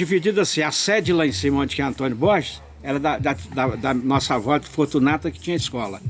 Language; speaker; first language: Portuguese; native; Portuguese